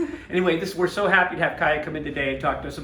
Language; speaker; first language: English; native; English